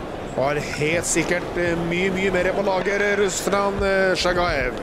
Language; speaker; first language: Norwegian; native; Norwegian